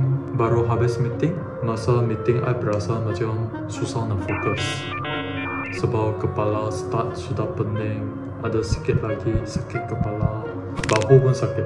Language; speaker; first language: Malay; non-native, local second language; Chinese